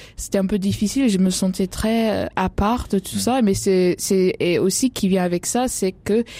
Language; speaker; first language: French; non-native, fluent; English